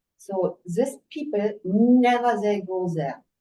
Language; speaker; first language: English; non-native, learner; German